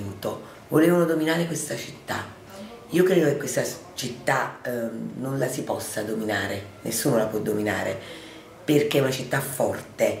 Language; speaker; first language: Italian; native; Italian